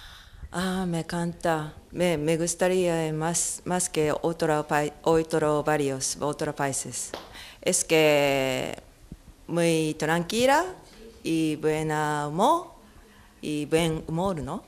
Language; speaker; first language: Spanish; non-native, learner; Japanese